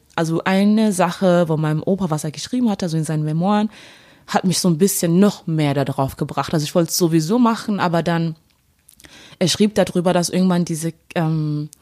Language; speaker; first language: German; native; German